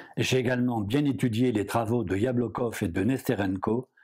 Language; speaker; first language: French; native; French